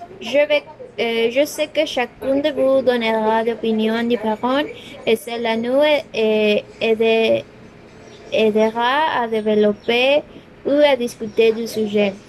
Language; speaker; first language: French; non-native, learner; Spanish